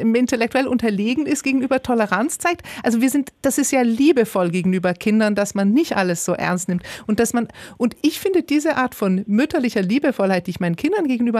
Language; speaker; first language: German; native; German